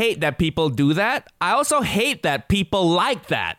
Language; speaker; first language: English; non-native, local second language; Cantonese